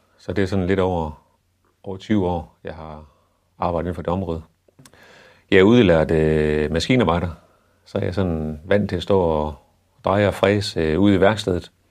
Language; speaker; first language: Danish; native; Danish